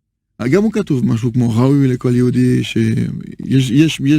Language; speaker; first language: Hebrew; non-native, fluent; French